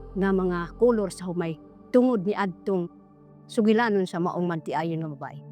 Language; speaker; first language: Cebuano; non-native, local second language; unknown